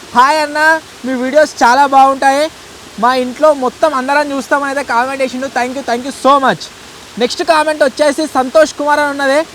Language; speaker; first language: Telugu; native; Telugu